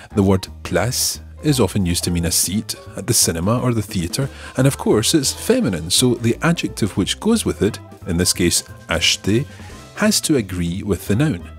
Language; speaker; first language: English; native; English